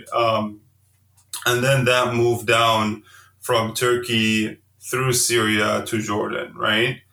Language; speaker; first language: English; early bilingual, heritage; Arabic